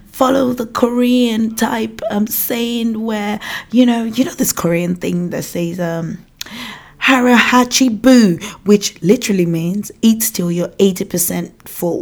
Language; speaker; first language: English; non-native, local second language; Yoruba